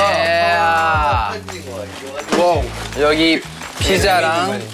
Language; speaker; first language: Korean; non-native, fluent; Japanese